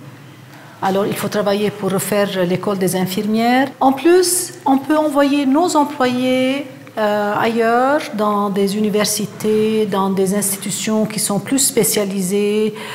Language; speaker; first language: French; non-native, local second language; Arabic